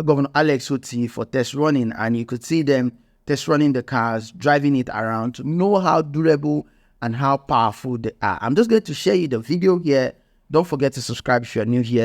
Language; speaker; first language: English; non-native, local second language; Igbo